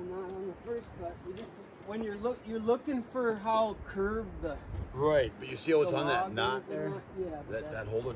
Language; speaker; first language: English; native; English